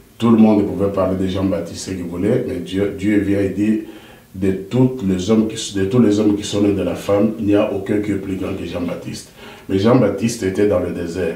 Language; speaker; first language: French; non-native, local second language; Lingala